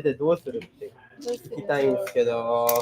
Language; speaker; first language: Japanese; non-native, learner; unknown